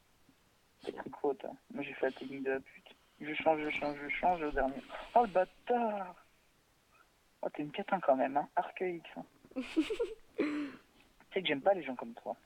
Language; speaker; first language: French; native; French